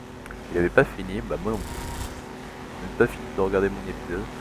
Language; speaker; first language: French; native; French